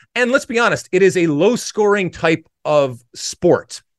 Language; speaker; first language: English; native; English